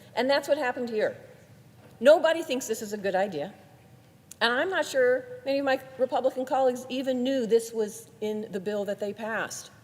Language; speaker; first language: English; native; English